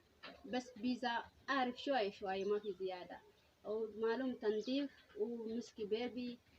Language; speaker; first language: Arabic; non-native, learner; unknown